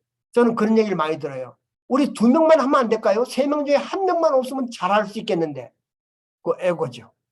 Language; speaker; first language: Korean; native; Korean